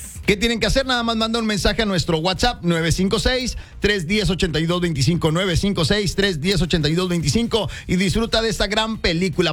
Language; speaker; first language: Spanish; native; Spanish